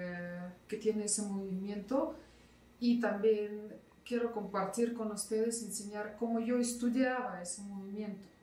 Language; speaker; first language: Spanish; non-native, fluent; Russian